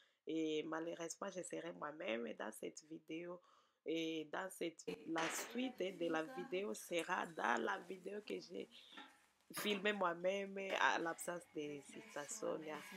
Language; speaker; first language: French; non-native, local second language; Swahili